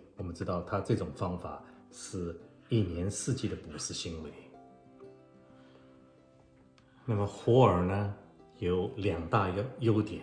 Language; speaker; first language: Chinese; native; Chinese